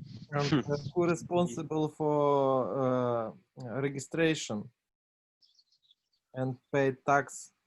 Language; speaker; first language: English; non-native, learner; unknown